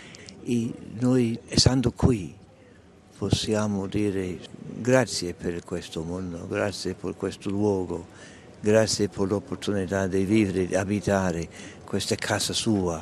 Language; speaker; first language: Italian; non-native, fluent; English